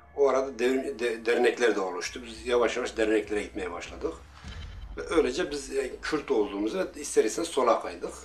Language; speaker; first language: Turkish; non-native, local second language; Kurdish